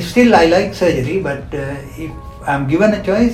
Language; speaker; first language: English; non-native, local second language; Sinhala